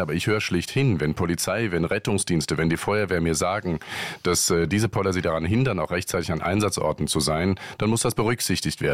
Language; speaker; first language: German; native; German